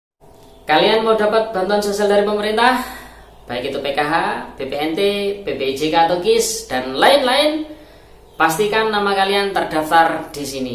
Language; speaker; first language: Indonesian; native; Indonesian